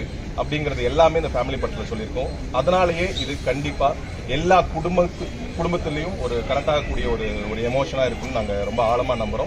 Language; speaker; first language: Tamil; native; Tamil